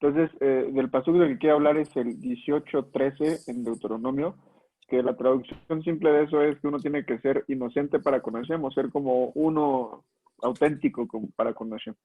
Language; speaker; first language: Spanish; native; Spanish